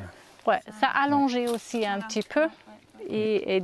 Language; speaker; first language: French; non-native, learner; German